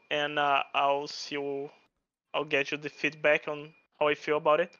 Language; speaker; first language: English; non-native, fluent; Portuguese